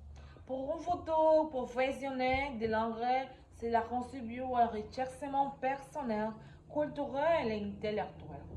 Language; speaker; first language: French; non-native, learner; Spanish